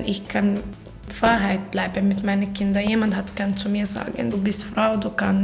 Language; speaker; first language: German; non-native, learner; Arabic